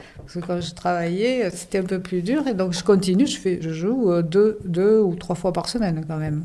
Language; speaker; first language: French; native; French